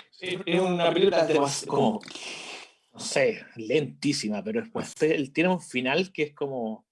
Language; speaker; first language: Spanish; native; Spanish